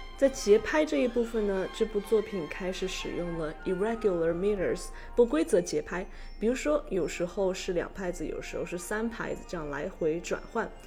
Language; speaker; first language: Chinese; native; Chinese